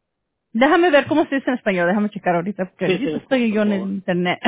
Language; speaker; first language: Spanish; early bilingual, heritage; Spanish